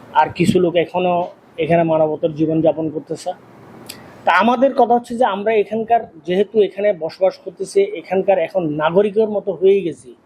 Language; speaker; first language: Bangla; non-native, local second language; Urdu